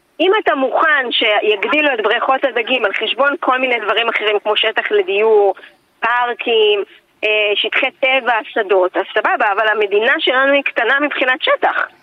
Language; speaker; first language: Hebrew; native; Hebrew